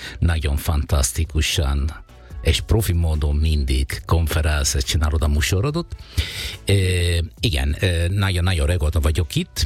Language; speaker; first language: Hungarian; non-native, fluent; Italian